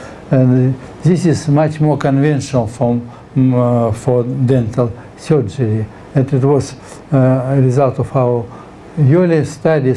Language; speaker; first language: English; non-native, fluent; Russian